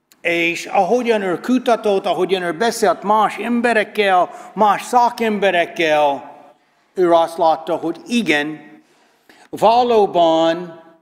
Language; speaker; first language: Hungarian; non-native, learner; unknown